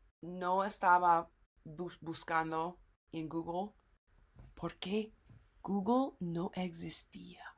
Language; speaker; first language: Spanish; non-native, fluent; English